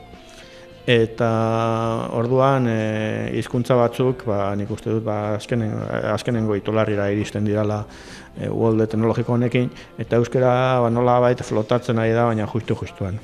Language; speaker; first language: Basque; native; Basque